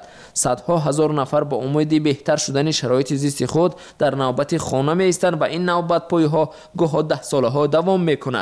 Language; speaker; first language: Persian; native; Persian